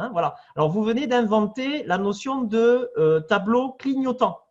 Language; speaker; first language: French; native; French